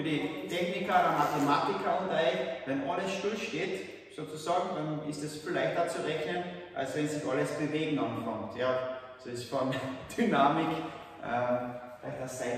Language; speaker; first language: German; native; German